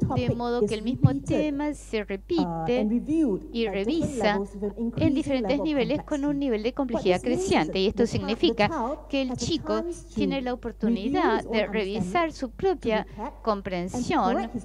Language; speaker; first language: Spanish; non-native, fluent; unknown